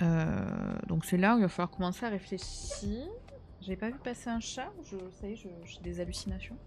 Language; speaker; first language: French; native; French